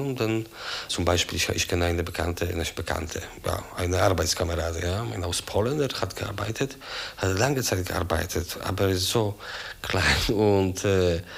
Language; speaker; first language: German; non-native, learner; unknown